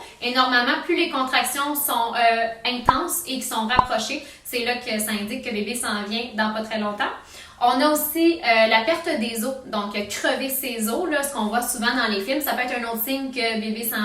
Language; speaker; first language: French; native; French